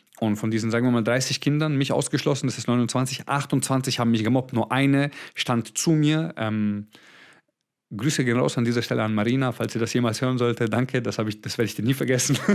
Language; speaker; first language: German; early bilingual, other home language; Croatian